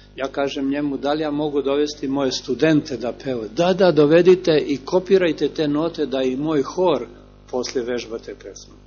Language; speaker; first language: Serbian; native; Serbian